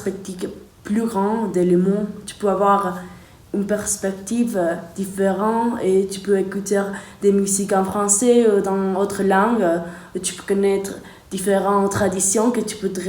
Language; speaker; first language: French; non-native, fluent; Spanish